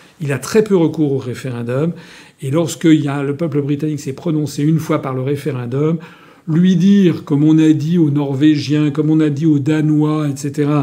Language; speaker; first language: French; native; French